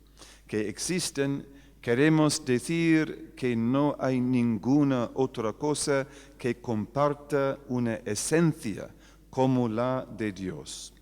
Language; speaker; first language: Spanish; non-native, fluent; English